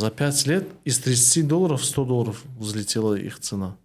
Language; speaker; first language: Russian; non-native, local second language; Tajik